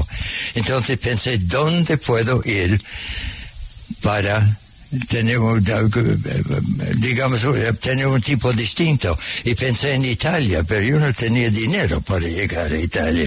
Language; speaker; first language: Spanish; non-native, fluent; English